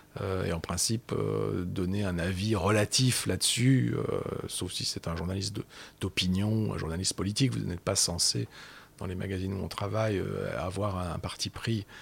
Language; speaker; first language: French; native; French